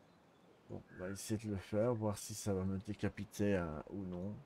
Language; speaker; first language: French; native; French